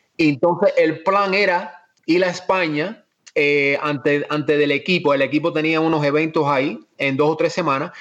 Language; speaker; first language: Spanish; early bilingual, heritage; Spanish